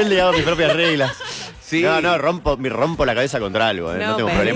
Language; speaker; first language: Spanish; native; Spanish